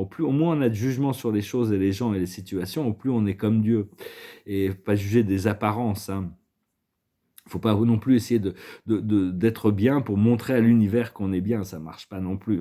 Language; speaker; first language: French; native; French